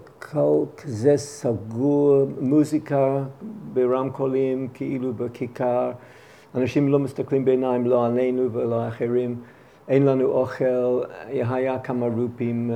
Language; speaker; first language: Hebrew; non-native, fluent; English